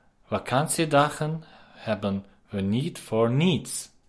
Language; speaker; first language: Dutch; non-native, learner; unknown